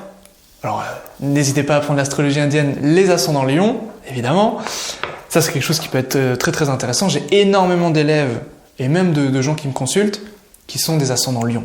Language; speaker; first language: French; native; French